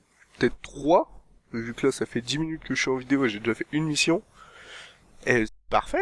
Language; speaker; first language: French; native; French